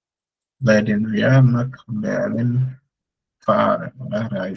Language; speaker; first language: German; non-native, fluent; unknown